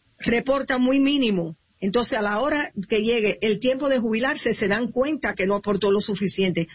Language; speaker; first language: Spanish; early bilingual, heritage; Spanish